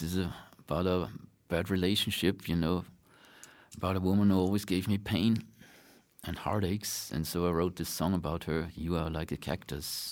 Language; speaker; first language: English; non-native, fluent; German